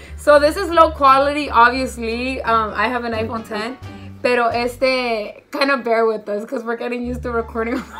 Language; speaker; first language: English; early bilingual, other home language; Spanish